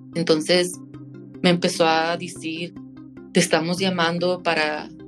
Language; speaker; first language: Spanish; early bilingual, heritage; Spanish